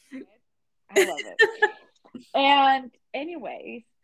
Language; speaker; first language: English; non-native, fluent; Portuguese